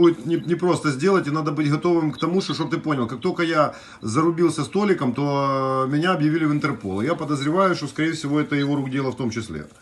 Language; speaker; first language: Russian; native; Russian